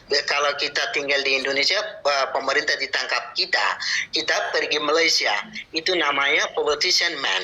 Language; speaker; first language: Indonesian; non-native, learner; Rohingya